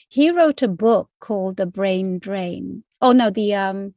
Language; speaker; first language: English; native; English